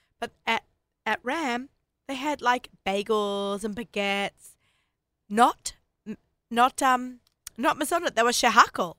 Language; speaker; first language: English; native; English